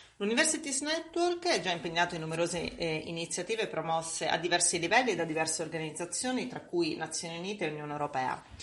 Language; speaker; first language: Italian; native; Italian